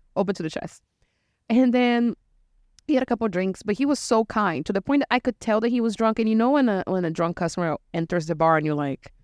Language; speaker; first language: English; non-native, fluent; Portuguese